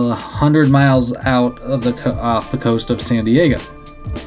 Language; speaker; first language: English; native; English